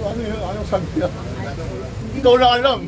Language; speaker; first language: Filipino; non-native, learner; Korean